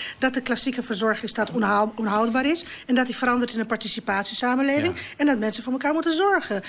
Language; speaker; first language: Dutch; non-native, fluent; Romanian